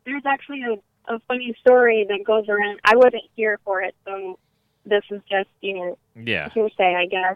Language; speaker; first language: English; native; English